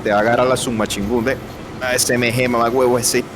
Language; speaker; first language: Spanish; native; Spanish